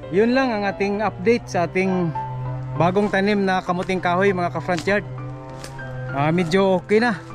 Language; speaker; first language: Filipino; non-native, local second language; Cebuano